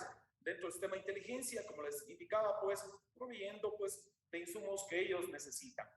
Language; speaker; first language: Spanish; native; Spanish